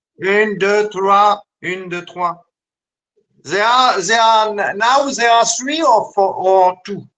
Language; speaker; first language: English; non-native, learner; French